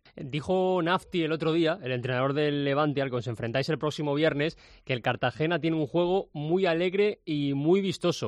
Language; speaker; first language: Spanish; native; Spanish